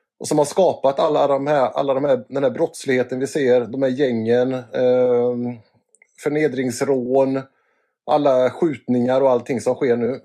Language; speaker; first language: Swedish; native; Swedish